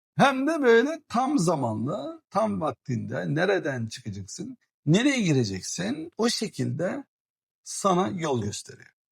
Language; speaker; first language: Turkish; early bilingual, heritage; Turkish